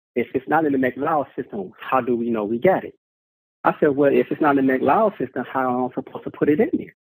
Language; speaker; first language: English; native; English